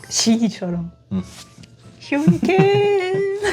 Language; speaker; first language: Korean; non-native, fluent; Russian